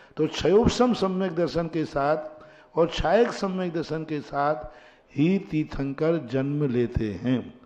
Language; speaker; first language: Hindi; native; Hindi